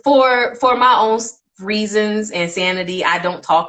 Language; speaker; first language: English; native; English